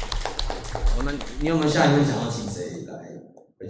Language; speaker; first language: Chinese; native; Chinese